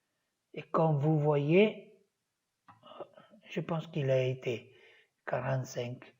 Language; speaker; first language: French; non-native, fluent; Italian